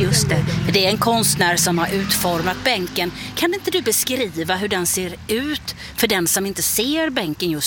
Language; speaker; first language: Swedish; native; Swedish